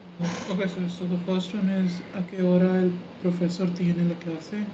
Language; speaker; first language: Spanish; non-native, learner; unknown